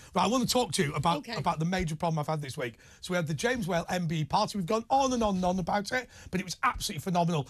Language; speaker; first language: English; native; English